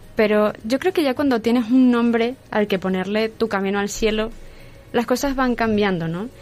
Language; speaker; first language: Spanish; native; Spanish